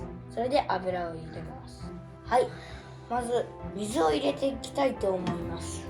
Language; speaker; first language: Japanese; early bilingual, other home language; Uyghur